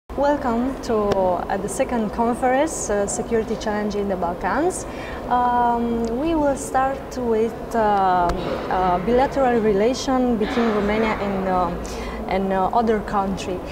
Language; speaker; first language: English; non-native, learner; Romanian